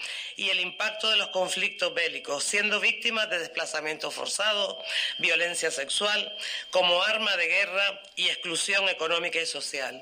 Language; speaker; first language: Spanish; native; Spanish